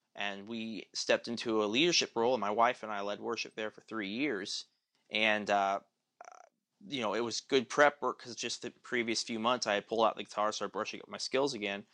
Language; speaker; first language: English; native; English